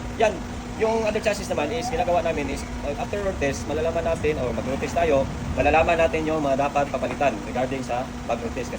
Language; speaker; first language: Filipino; non-native, local second language; Cebuano